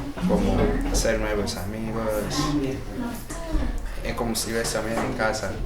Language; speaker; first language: Spanish; non-native, learner; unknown